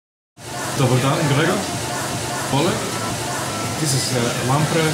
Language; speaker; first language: Slovenian; early bilingual, heritage; Slovenian